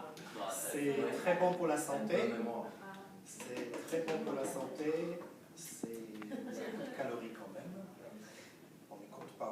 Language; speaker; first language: French; non-native, fluent; Hebrew